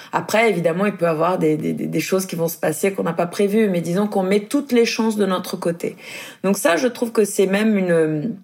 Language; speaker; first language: French; non-native, fluent; Portuguese